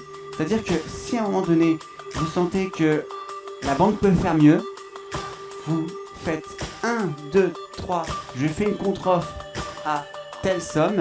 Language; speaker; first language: French; native; French